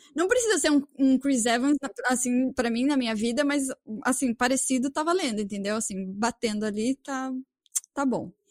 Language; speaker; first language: Portuguese; native; Portuguese